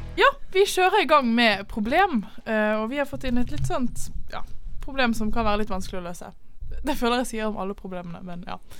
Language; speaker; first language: Norwegian; native; Norwegian